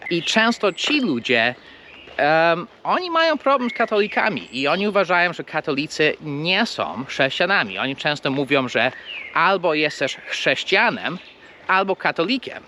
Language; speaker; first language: Polish; non-native, fluent; English